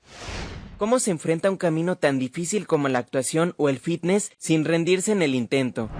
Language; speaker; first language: Spanish; native; Spanish